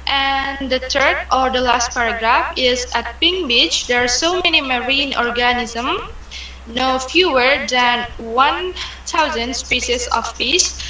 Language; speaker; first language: English; non-native, learner; Indonesian